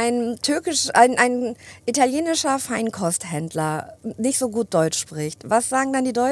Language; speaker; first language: German; early bilingual, other home language; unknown